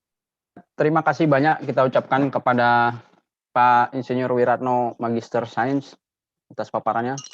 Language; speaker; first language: Indonesian; native; Indonesian